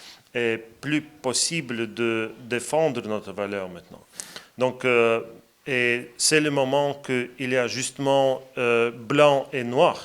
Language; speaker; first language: French; non-native, fluent; Latvian